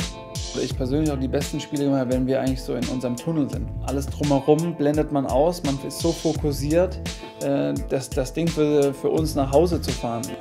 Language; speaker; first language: German; native; German